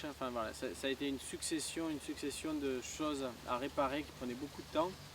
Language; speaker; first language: French; native; French